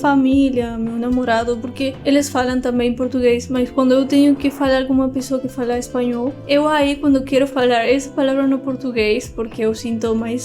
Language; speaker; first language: Portuguese; non-native, fluent; Spanish